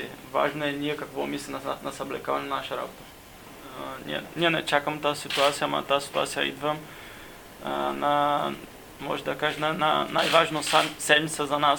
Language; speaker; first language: Bulgarian; non-native, learner; Portuguese